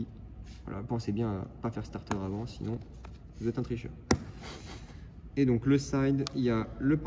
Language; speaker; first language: French; native; French